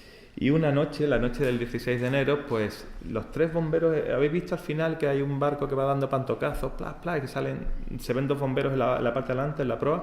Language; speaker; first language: Spanish; native; Spanish